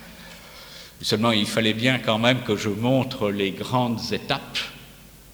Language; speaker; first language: French; native; French